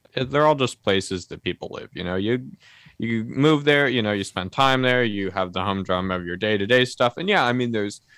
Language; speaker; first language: English; native; English